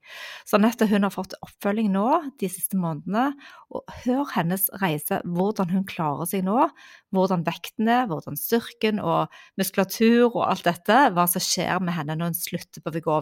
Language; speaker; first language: Norwegian; native; Norwegian